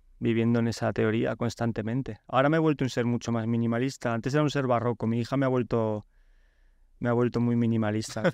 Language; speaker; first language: Spanish; early bilingual, other home language; Polish